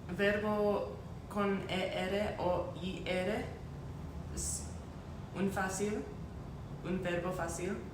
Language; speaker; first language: Spanish; non-native, learner; English